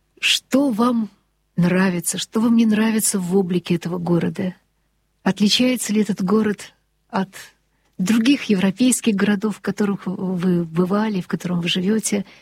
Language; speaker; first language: Russian; native; Russian